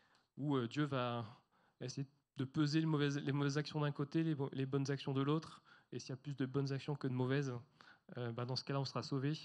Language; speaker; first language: French; native; French